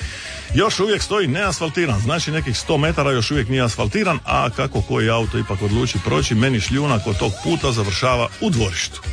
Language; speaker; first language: Serbian; native; Serbian